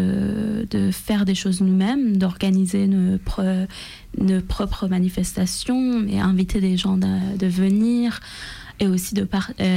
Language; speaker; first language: French; non-native, fluent; Persian